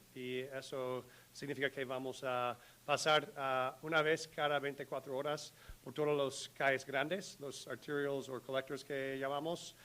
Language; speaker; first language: Spanish; non-native, learner; English